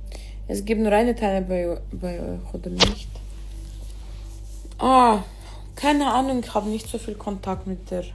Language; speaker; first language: German; early bilingual, other home language; Russian